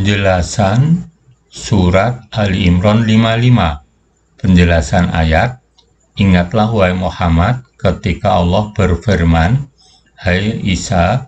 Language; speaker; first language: Indonesian; native; Indonesian